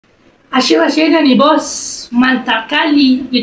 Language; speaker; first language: Malay; native; Malay